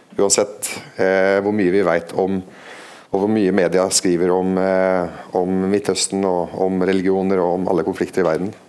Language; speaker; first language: Norwegian; non-native, fluent; Arabic